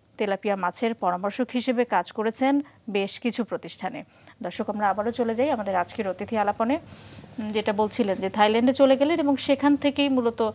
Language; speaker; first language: Bangla; native; Bangla